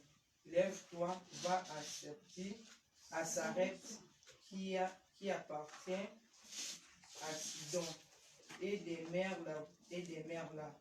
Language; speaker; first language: French; non-native, local second language; Lingala